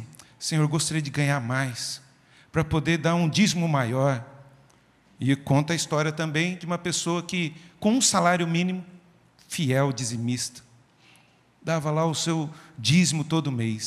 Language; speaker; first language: Portuguese; native; Portuguese